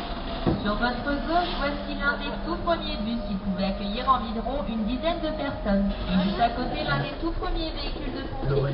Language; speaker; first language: French; native; French